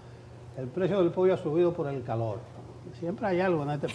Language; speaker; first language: Spanish; native; Spanish